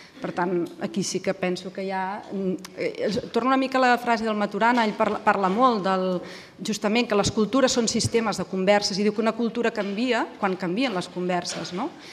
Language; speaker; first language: Catalan; native; Catalan